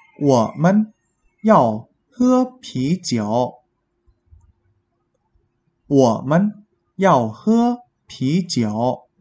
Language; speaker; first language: Chinese; non-native, fluent; Vietnamese